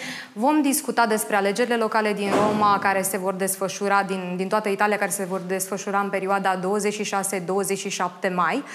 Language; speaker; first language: Romanian; native; Romanian